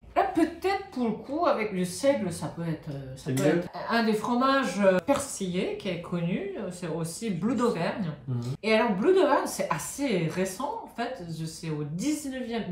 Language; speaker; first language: French; non-native, fluent; Japanese